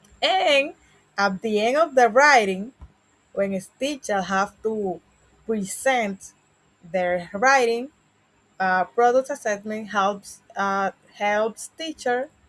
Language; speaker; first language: English; non-native, learner; Spanish